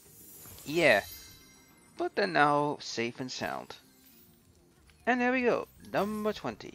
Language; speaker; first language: English; native; English